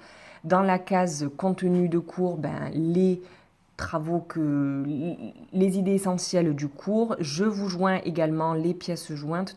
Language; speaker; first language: French; native; French